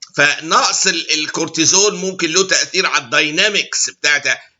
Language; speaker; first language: Arabic; native; Arabic